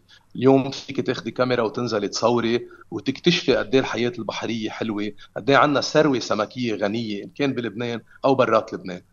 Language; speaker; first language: Arabic; native; Arabic